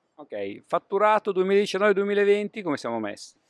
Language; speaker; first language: Italian; native; Italian